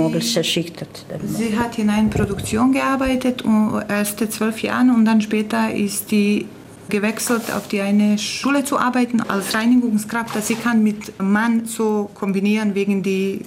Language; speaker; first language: German; non-native, fluent; Croatian